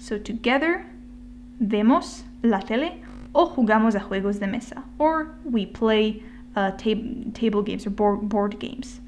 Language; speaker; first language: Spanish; non-native, fluent; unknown